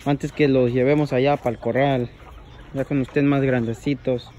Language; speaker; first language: Spanish; early bilingual, heritage; Spanish